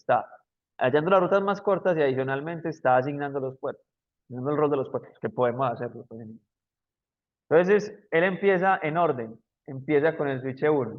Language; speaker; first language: Spanish; native; Spanish